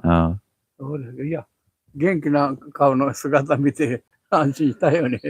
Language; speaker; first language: Japanese; native; Japanese